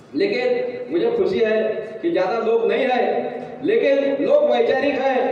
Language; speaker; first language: Hindi; non-native, local second language; Marathi